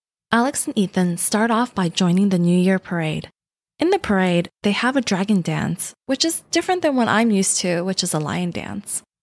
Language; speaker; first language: English; early bilingual, other home language; Chinese